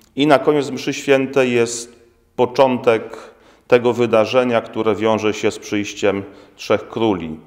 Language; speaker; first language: Polish; native; Polish